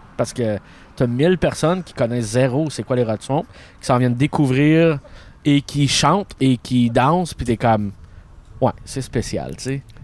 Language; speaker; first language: French; native; French